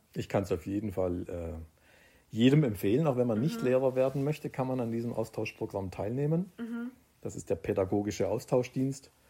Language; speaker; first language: German; early bilingual, other home language; Croatian